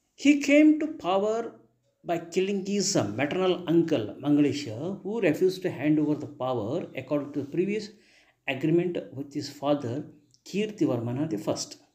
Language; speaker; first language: English; non-native, local second language; Kannada